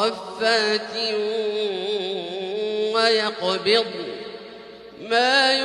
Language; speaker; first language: Arabic; native; Arabic